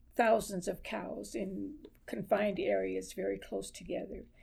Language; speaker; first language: English; native; English